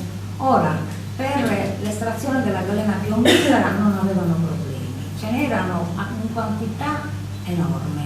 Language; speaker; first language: Italian; native; Italian